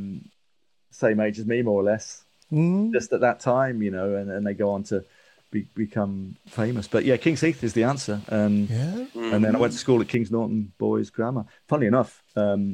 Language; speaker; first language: English; native; English